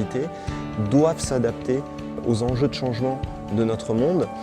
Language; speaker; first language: French; native; French